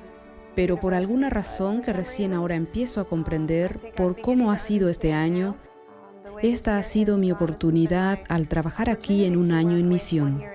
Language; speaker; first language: Spanish; non-native, fluent; English